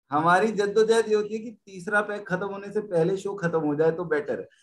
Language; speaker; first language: Hindi; native; Hindi